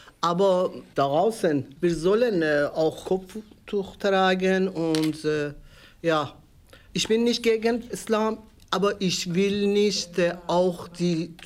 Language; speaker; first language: German; non-native, learner; Persian